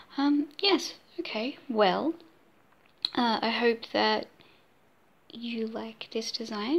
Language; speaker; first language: English; native; English